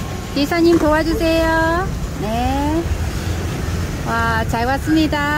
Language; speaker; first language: Korean; non-native, learner; Vietnamese